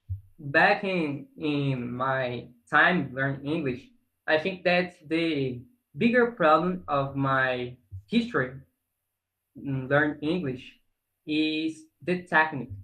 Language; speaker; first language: English; non-native, learner; Portuguese